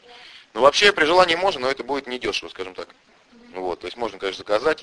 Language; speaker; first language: Russian; native; Russian